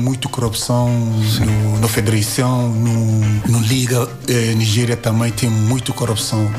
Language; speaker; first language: Portuguese; non-native, learner; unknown